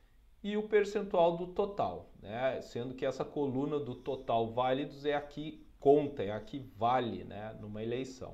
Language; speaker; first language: Portuguese; native; Portuguese